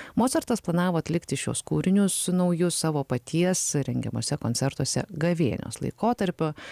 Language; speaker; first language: Lithuanian; native; Lithuanian